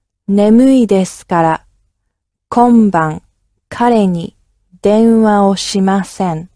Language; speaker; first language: Japanese; non-native, learner; English